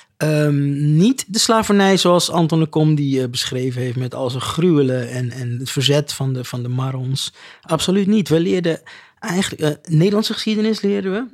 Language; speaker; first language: Dutch; native; Dutch